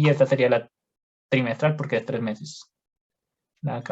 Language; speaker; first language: Spanish; native; Spanish